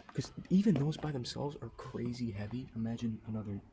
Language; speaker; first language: English; native; English